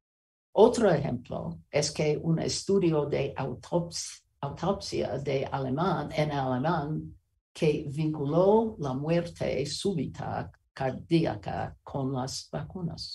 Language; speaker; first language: Spanish; non-native, learner; English